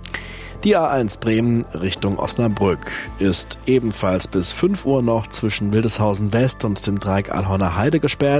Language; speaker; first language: German; native; German